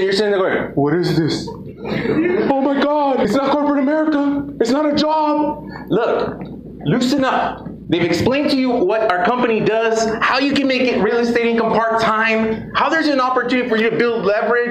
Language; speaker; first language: English; native; English